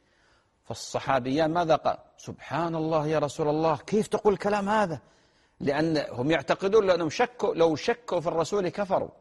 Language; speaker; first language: Arabic; native; Arabic